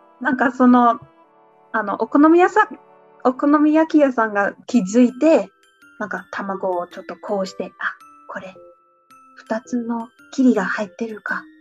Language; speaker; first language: Japanese; non-native, fluent; English